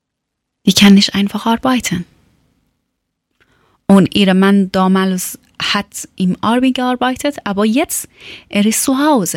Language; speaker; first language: German; non-native, learner; Persian